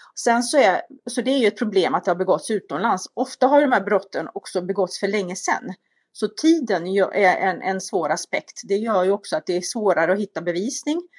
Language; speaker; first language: Swedish; native; Swedish